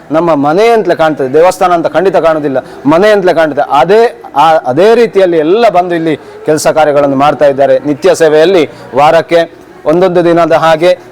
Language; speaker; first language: Kannada; native; Kannada